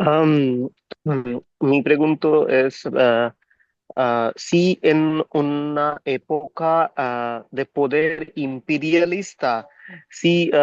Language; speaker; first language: Spanish; non-native, learner; Bangla